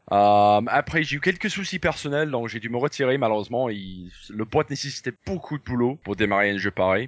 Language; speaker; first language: French; non-native, fluent; English